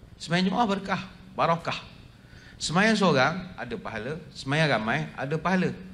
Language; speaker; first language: Malay; native; Malay